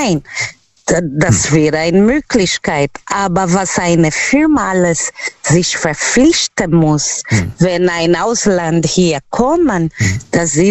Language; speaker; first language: German; non-native, learner; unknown